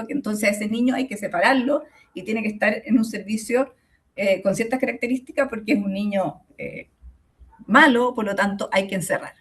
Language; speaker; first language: Spanish; native; Spanish